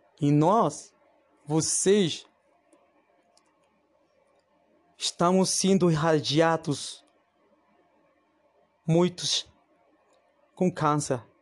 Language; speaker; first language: Portuguese; non-native, fluent; Spanish